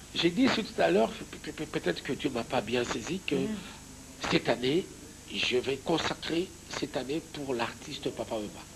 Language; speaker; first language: French; non-native, local second language; Lingala